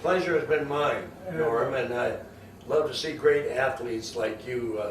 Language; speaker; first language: English; native; English